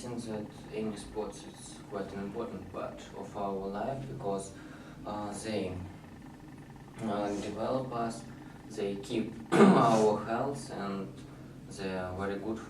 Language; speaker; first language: English; non-native, learner; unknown